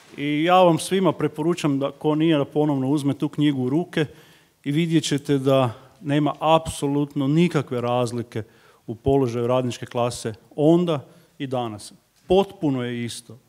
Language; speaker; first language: Croatian; native; Croatian